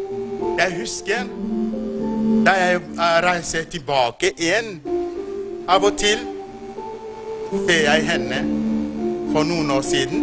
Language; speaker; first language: Norwegian; non-native, fluent; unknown